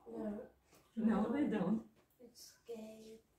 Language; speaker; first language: English; non-native, fluent; Russian